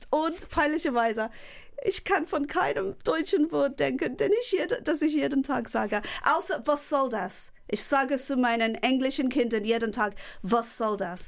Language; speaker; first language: German; non-native, fluent; English